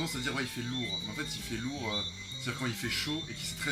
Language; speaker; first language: French; native; French